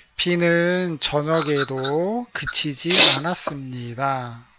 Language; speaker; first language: Korean; native; Korean